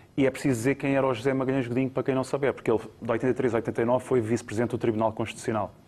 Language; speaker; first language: Portuguese; native; Portuguese